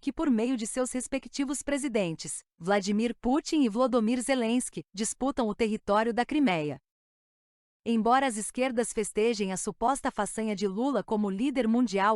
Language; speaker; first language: Portuguese; native; Portuguese